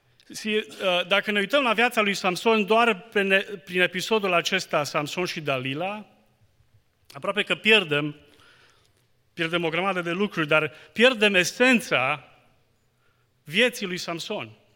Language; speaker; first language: Romanian; native; Romanian